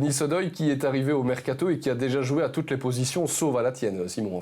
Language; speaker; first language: French; native; French